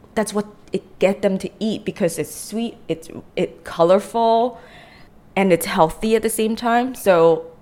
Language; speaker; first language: English; non-native, local second language; Cantonese